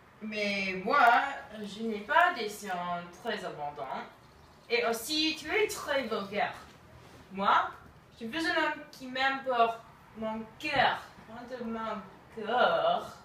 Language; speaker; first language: French; non-native, learner; English